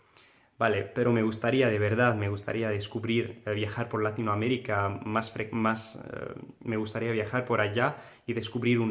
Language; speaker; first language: Spanish; early bilingual, heritage; Spanish